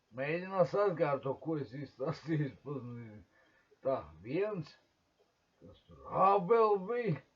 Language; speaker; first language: Latvian; non-native, local second language; Russian